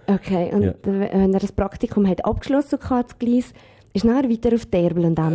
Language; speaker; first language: German; native; German